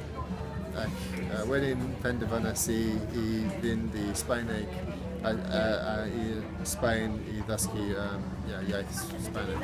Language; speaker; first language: Welsh; non-native, learner; English